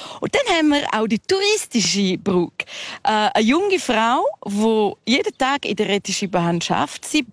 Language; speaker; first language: German; early bilingual, other home language; Spanish